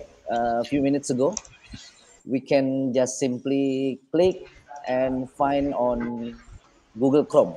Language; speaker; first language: English; non-native, fluent; Indonesian